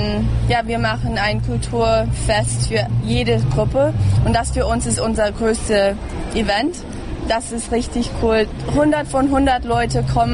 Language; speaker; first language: German; early bilingual, heritage; English